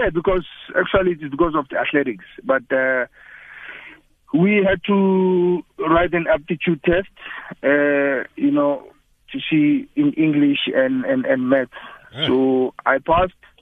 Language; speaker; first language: English; non-native, local second language; Tswana